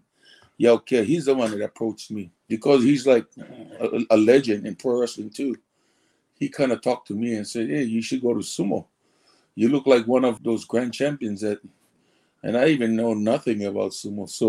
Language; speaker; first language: English; early bilingual, other home language; Samoan